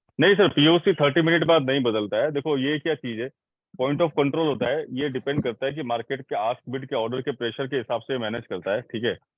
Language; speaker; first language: Hindi; native; Hindi